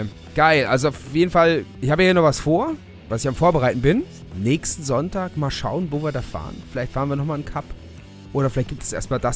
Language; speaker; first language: German; native; German